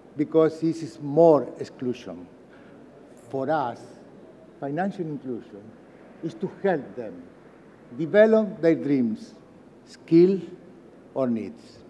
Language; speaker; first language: English; non-native, learner; Spanish